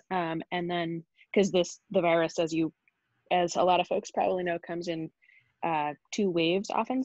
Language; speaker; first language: English; native; English